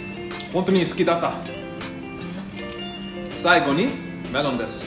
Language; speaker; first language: Japanese; non-native, learner; English